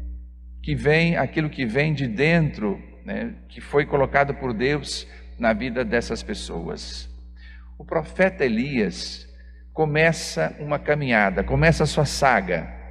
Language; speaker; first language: Portuguese; native; Portuguese